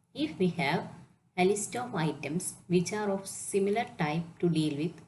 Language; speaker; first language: English; non-native, local second language; Malayalam